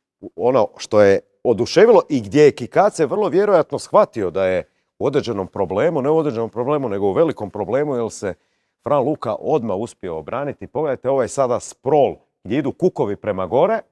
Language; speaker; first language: Croatian; native; Croatian